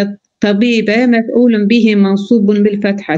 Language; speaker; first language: Arabic; non-native, learner; Turkish